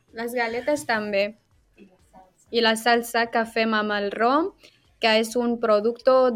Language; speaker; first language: Catalan; non-native, learner; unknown